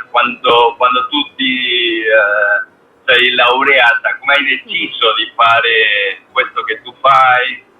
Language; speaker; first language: Italian; non-native, learner; Spanish